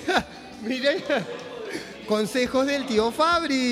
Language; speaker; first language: Spanish; native; Spanish